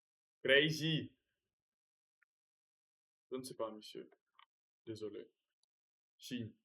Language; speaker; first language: French; non-native, learner; Russian